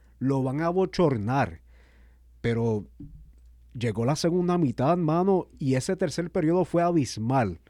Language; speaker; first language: Spanish; native; Spanish